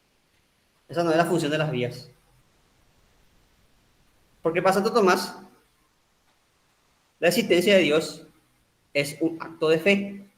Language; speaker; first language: Spanish; native; Spanish